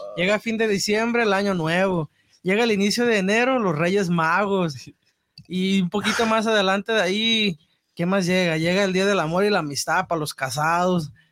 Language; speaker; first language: Spanish; early bilingual, heritage; Spanish